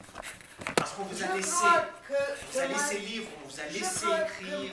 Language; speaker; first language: French; native; French